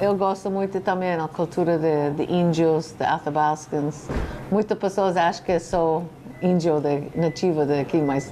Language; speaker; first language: Portuguese; non-native, learner; English